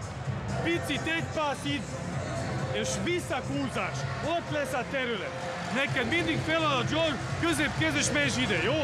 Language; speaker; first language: Hungarian; non-native, fluent; Serbian